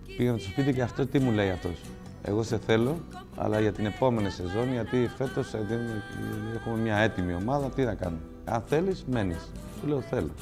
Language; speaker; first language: Greek; non-native, fluent; Spanish